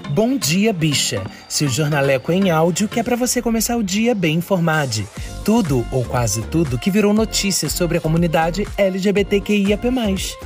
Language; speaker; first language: Portuguese; native; Portuguese